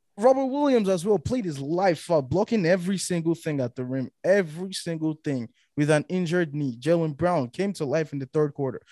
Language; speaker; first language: English; non-native, local second language; Yoruba